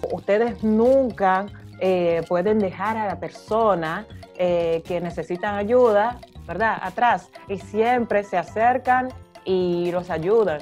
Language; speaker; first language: Spanish; non-native, fluent; Japanese